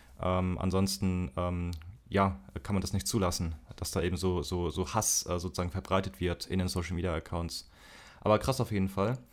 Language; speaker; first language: German; native; German